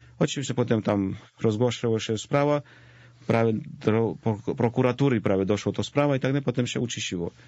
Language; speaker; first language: Polish; non-native, fluent; Georgian